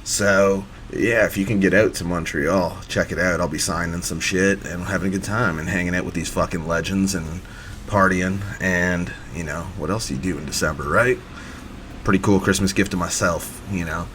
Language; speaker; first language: English; native; English